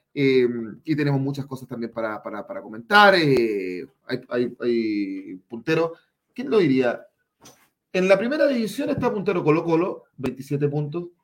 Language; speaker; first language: Spanish; native; Spanish